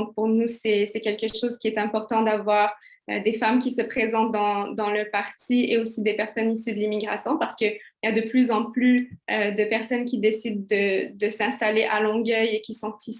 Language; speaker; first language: French; early bilingual, other home language; Kabyle